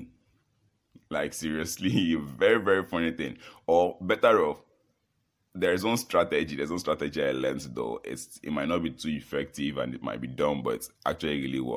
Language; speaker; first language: English; non-native, local second language; Yoruba